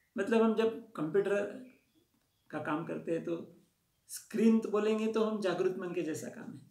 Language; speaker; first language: Hindi; non-native, local second language; Marathi